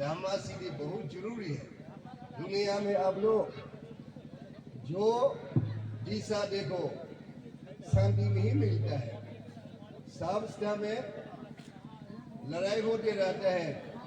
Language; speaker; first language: Hindi; non-native, fluent; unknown